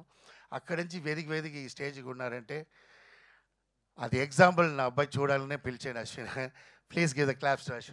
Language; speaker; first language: Telugu; non-native, fluent; Tamil